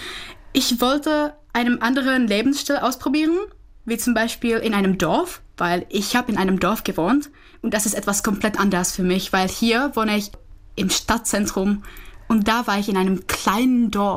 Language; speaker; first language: German; non-native, fluent; Czech